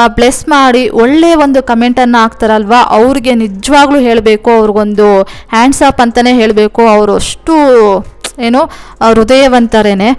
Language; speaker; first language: Kannada; native; Kannada